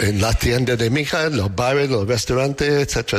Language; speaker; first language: Spanish; non-native, learner; English